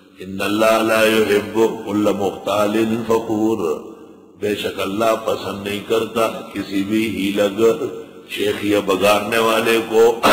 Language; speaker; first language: Urdu; non-native, local second language; Pashto